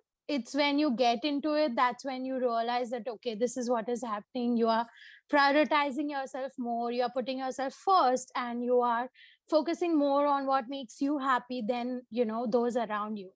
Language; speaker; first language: English; non-native, local second language; Hindi